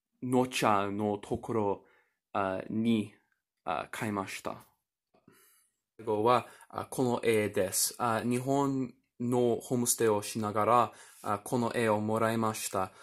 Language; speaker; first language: Japanese; non-native, learner; English